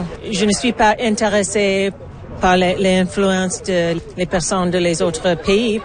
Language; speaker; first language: French; non-native, learner; English